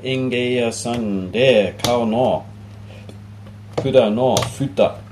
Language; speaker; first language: Japanese; non-native, learner; English